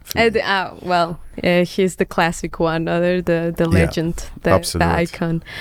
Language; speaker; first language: German; non-native, fluent; Spanish